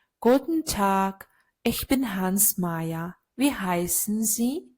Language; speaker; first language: German; non-native, learner; Ukrainian